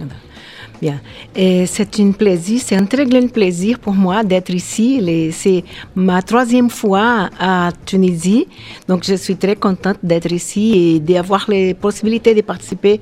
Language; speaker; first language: French; non-native, fluent; Portuguese